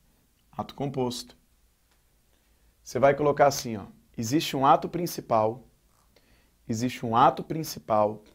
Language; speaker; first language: Portuguese; native; Portuguese